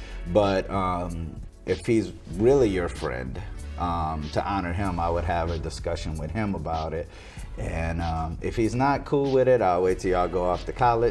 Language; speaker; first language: English; native; English